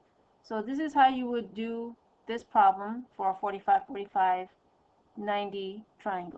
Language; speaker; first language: English; native; English